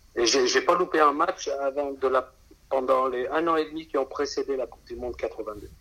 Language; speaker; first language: French; native; French